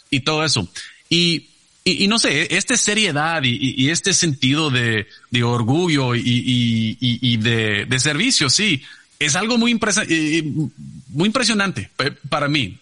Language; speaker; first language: Spanish; non-native, fluent; English